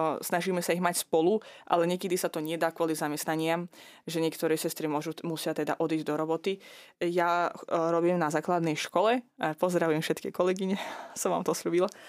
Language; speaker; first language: Slovak; non-native, fluent; Azerbaijani